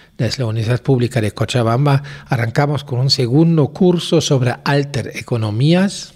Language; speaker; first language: Spanish; non-native, fluent; German